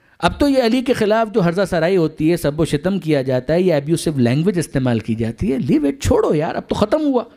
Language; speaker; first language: Urdu; non-native, local second language; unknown